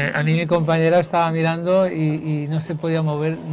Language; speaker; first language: Spanish; non-native, local second language; Catalan